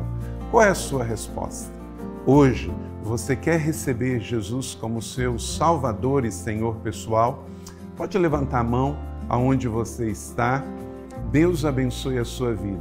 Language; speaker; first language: Portuguese; native; Portuguese